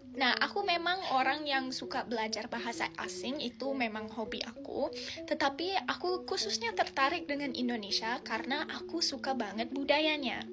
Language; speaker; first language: Indonesian; non-native, fluent; English